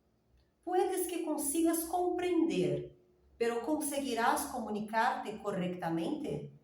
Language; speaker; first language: Spanish; non-native, fluent; Portuguese